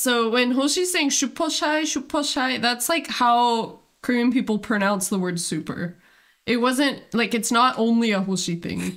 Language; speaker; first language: English; native; English